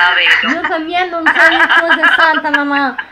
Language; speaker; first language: Spanish; non-native, learner; Italian